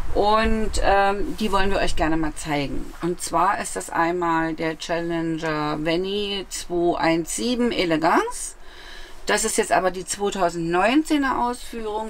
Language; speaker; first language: German; native; German